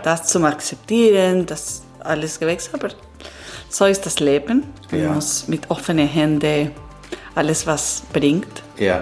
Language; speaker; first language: German; non-native, learner; Italian